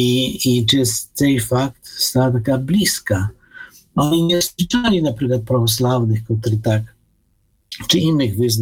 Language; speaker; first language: Ukrainian; non-native, fluent; Polish